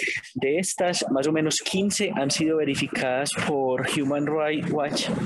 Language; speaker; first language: Spanish; native; Spanish